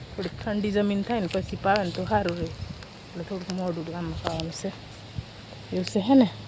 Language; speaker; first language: Gujarati; non-native, local second language; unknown